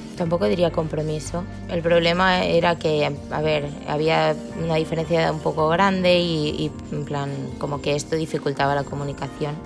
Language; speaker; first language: Spanish; native; Spanish